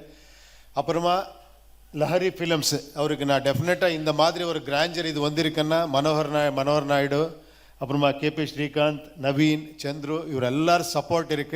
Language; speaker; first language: Tamil; non-native, learner; Kannada